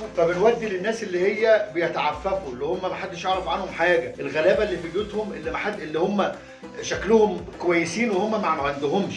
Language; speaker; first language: Arabic; native; Arabic